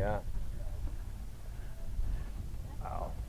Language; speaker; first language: English; native; English